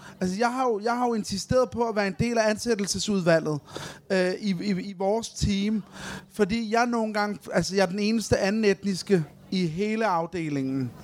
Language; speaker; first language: Danish; early bilingual, other home language; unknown